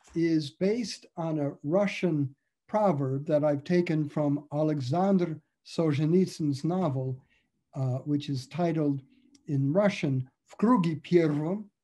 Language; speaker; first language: English; native; English